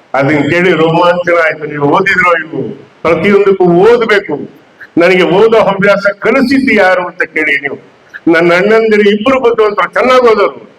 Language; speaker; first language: Kannada; native; Kannada